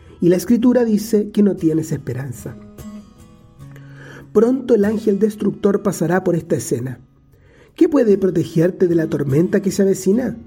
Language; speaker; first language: Spanish; native; Spanish